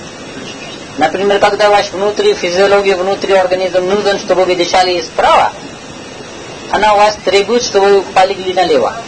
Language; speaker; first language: Russian; non-native, learner; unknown